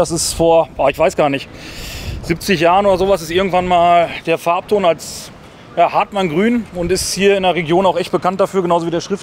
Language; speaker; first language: German; native; German